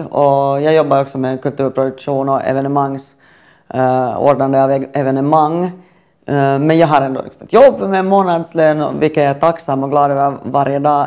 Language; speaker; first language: Swedish; native; Swedish